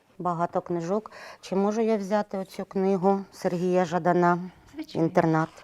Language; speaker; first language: Ukrainian; non-native, local second language; Russian